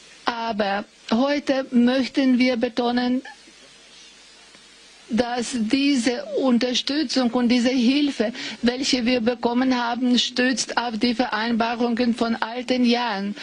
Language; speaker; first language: German; non-native, fluent; Ukrainian